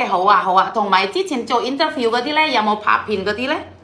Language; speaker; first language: Cantonese; non-native, fluent; Indonesian